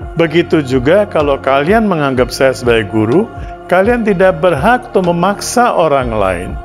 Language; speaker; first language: Indonesian; early bilingual, other home language; Sindhi